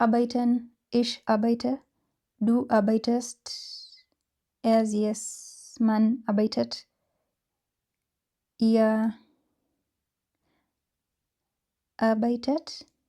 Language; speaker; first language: German; non-native, fluent; English